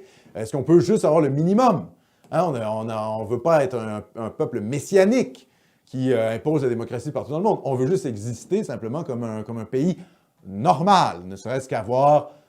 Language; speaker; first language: French; native; French